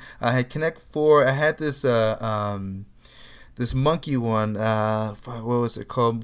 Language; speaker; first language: English; native; English